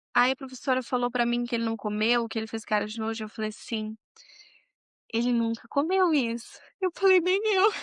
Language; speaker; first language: Portuguese; native; Portuguese